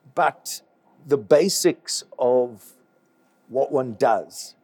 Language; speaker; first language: English; native; English